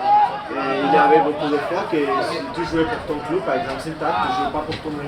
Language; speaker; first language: French; non-native, fluent; English